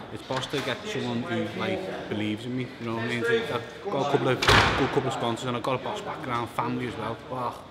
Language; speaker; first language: English; native; English